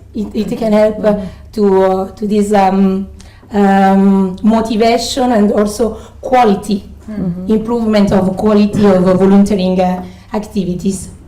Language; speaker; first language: English; non-native, fluent; Italian